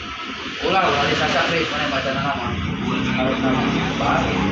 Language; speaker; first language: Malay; non-native, local second language; Sundanese